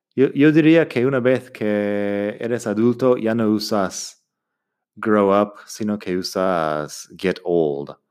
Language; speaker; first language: Spanish; non-native, fluent; English